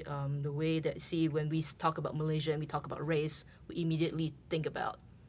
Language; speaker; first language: English; non-native, local second language; Chinese